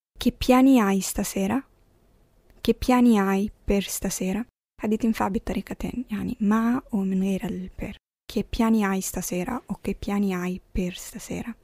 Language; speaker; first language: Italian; non-native, fluent; Arabic